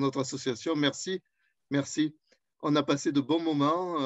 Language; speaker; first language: French; native; French